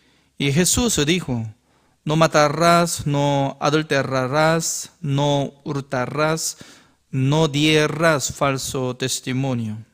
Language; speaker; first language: Spanish; non-native, learner; Korean